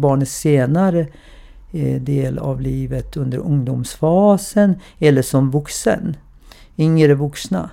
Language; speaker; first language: Swedish; non-native, fluent; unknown